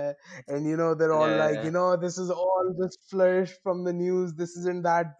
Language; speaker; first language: English; non-native, local second language; Urdu